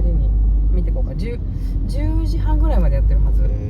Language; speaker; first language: Japanese; native; Japanese